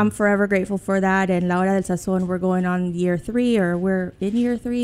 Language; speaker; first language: English; early bilingual, other home language; Spanish